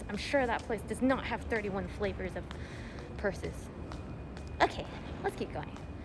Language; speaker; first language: English; early bilingual, other home language; Korean